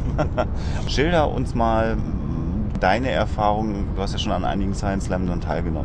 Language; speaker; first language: German; native; German